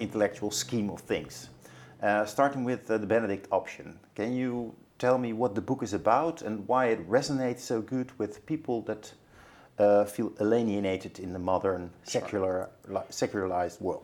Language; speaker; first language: English; non-native, fluent; Dutch